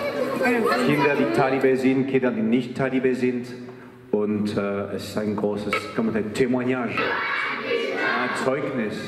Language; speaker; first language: German; non-native, fluent; French